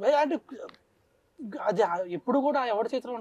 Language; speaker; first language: Telugu; native; Telugu